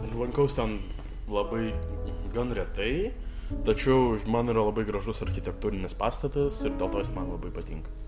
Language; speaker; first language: Lithuanian; early bilingual, other home language; Russian